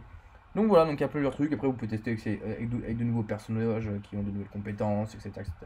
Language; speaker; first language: French; native; French